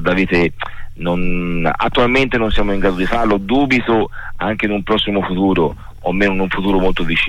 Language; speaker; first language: Italian; native; Italian